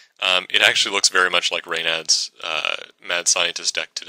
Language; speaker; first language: English; native; English